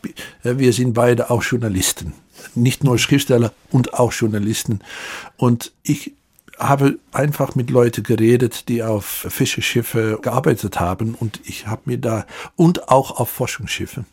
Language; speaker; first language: German; non-native, fluent; Dutch